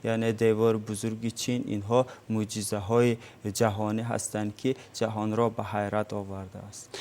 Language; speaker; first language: Tajik; non-native, local second language; Uzbek